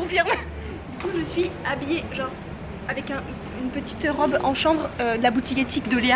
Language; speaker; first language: French; native; French